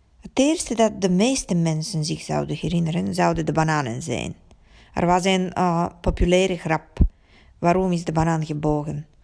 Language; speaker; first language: Dutch; non-native, fluent; Bulgarian